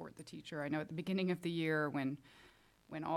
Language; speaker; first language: English; native; English